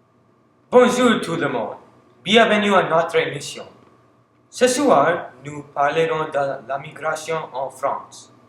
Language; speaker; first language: French; non-native, learner; English